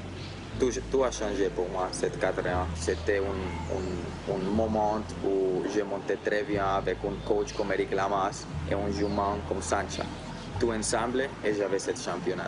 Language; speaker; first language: French; non-native, fluent; Spanish